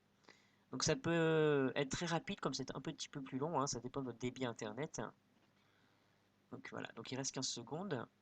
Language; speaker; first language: French; native; French